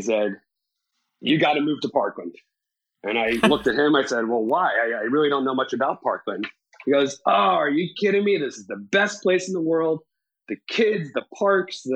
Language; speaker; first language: English; native; English